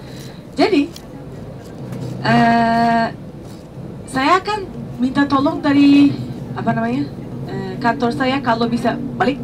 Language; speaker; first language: Indonesian; non-native, fluent; Turkish